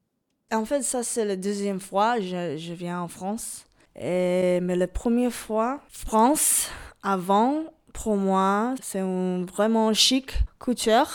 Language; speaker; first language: French; non-native, learner; Chinese